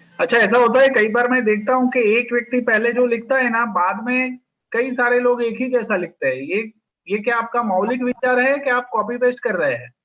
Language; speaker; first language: Hindi; non-native, local second language; Gujarati